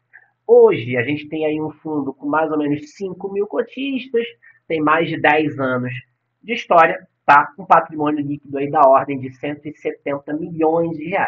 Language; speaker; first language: Portuguese; native; Portuguese